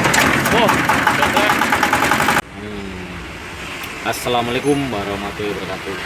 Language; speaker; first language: Indonesian; non-native, local second language; Javanese